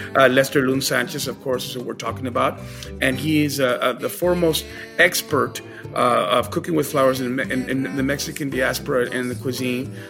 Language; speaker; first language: English; early bilingual, other home language; Spanish